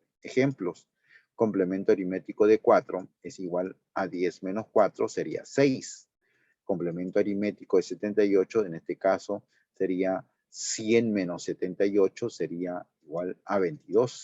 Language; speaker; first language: Spanish; native; Spanish